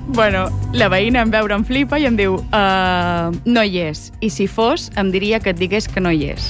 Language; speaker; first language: Catalan; native; Catalan